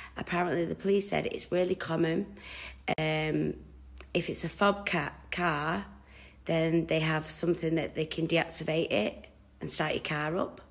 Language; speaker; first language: English; native; English